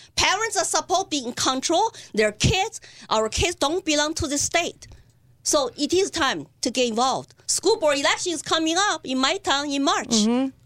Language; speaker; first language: English; non-native, fluent; Chinese